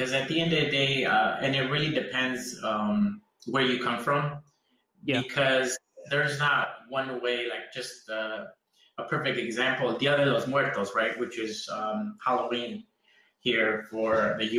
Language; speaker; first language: English; early bilingual, other home language; Spanish